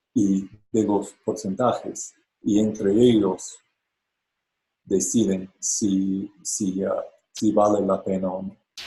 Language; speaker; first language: Spanish; non-native, fluent; English